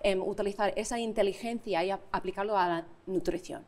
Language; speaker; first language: Spanish; non-native, fluent; English